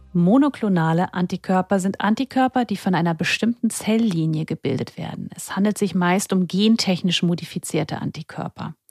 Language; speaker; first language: German; native; German